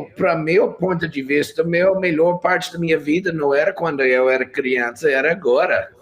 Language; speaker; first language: Portuguese; non-native, fluent; English